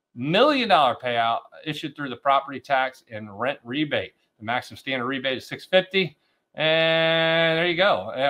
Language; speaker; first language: English; native; English